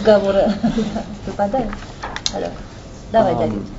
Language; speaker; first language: Russian; native; Russian